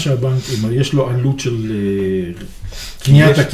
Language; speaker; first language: Hebrew; native; Hebrew